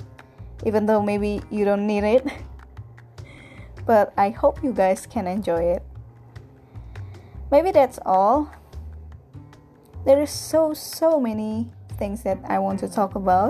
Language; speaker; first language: English; non-native, fluent; Indonesian